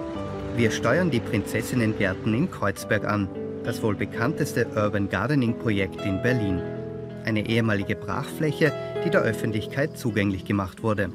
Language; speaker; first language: German; native; German